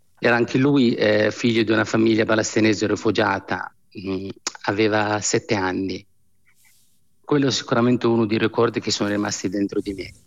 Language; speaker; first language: Italian; non-native, fluent; Arabic